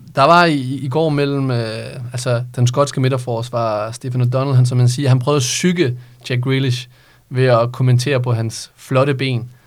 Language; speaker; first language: Danish; native; Danish